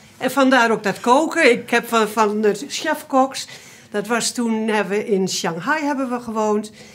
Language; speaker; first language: Dutch; native; Dutch